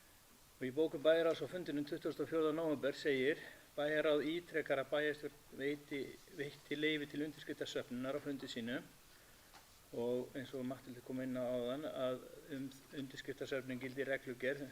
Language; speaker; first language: Icelandic; native; Icelandic